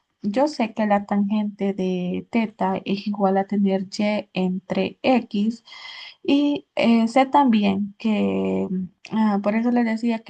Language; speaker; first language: Spanish; native; Spanish